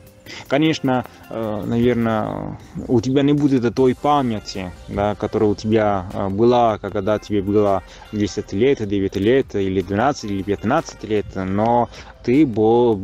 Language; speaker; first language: Russian; non-native, fluent; Italian